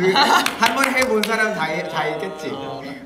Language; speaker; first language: Korean; non-native, fluent; Vietnamese